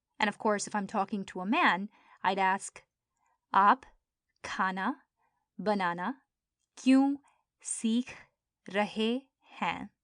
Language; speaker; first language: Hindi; early bilingual, heritage; Urdu